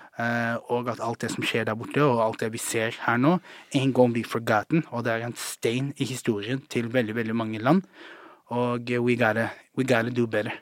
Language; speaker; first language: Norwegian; early bilingual, other home language; Somali